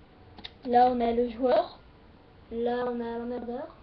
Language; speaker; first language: French; native; French